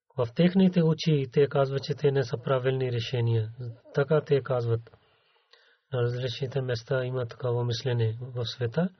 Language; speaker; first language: Bulgarian; non-native, learner; Urdu